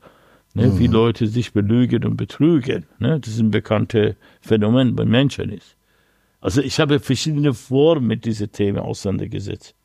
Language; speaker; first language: German; non-native, learner; Persian